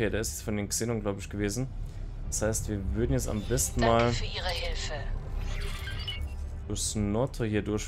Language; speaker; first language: German; native; German